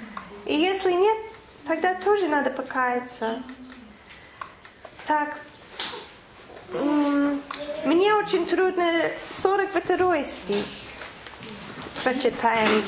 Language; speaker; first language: Russian; non-native, fluent; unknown